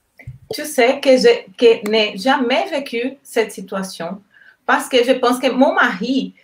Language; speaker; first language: French; non-native, learner; Portuguese